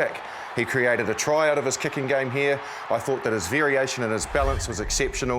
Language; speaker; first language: English; native; English